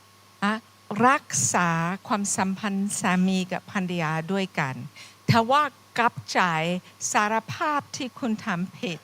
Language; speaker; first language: Thai; non-native, fluent; English